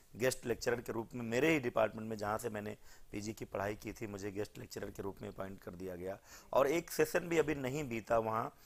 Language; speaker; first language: Hindi; native; Hindi